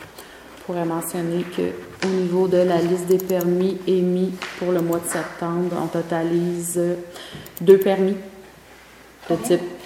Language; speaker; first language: French; native; French